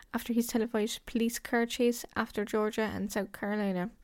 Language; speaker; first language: English; native; English